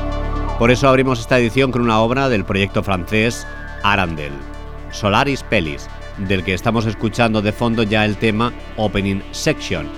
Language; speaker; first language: Spanish; native; Spanish